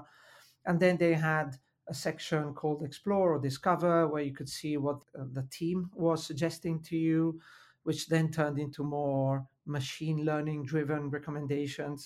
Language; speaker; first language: English; non-native, fluent; Italian